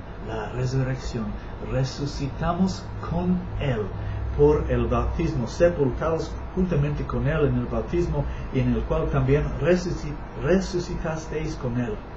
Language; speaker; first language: Spanish; non-native, learner; English